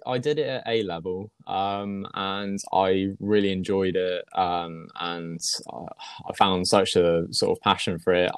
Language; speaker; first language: English; native; English